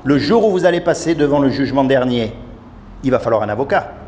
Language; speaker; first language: French; native; French